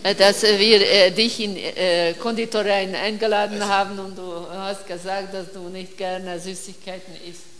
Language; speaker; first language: German; non-native, fluent; Hungarian